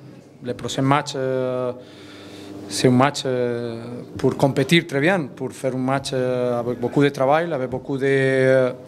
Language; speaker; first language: French; non-native, fluent; Spanish